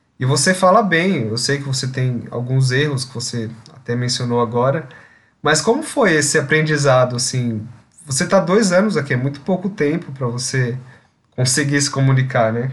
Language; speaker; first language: Portuguese; native; Portuguese